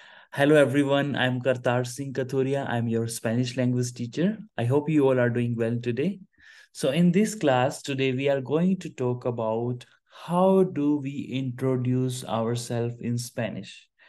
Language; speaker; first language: English; non-native, local second language; Hindi